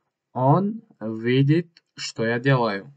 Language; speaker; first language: Russian; non-native, learner; Tajik